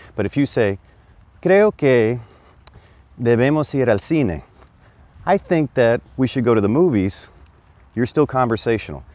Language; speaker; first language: English; native; English